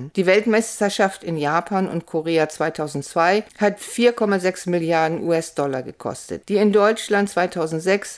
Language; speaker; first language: German; native; German